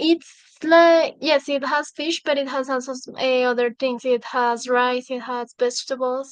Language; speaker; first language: English; non-native, fluent; Spanish